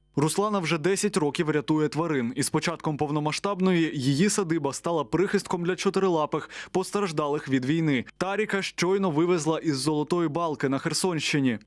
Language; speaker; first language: Ukrainian; native; Ukrainian